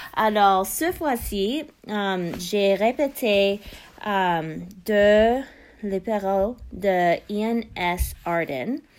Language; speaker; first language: French; non-native, learner; English